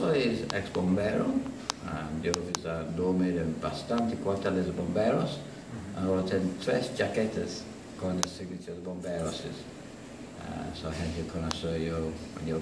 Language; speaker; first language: Spanish; non-native, learner; English